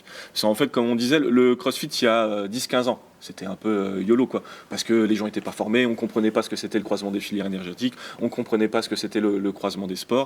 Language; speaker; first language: French; native; French